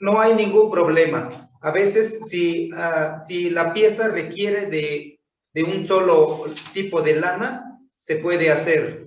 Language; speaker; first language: Spanish; non-native, local second language; Zapotec